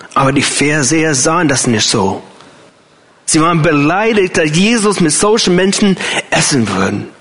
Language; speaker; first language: German; non-native, fluent; English